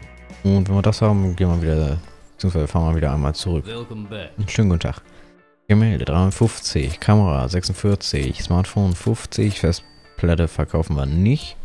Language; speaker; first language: German; native; German